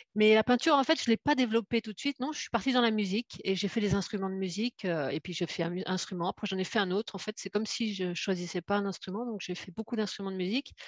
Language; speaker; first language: French; native; French